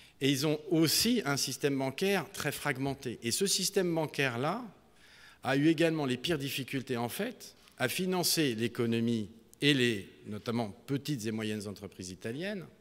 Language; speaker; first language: French; native; French